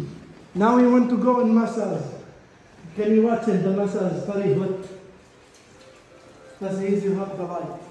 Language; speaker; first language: English; non-native, learner; Arabic